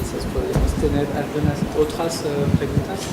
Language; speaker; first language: Spanish; non-native, fluent; French